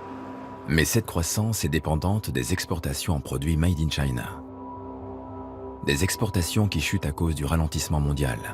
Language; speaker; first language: French; native; French